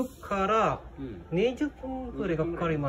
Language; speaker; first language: Japanese; non-native, learner; Indonesian